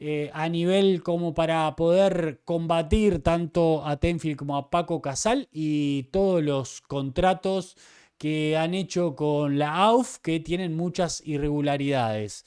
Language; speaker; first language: Spanish; native; Spanish